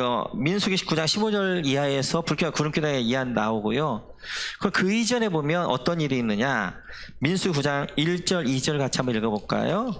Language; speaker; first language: Korean; native; Korean